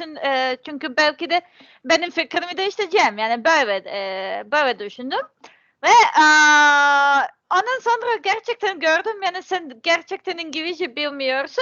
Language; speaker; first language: Turkish; non-native, learner; Serbian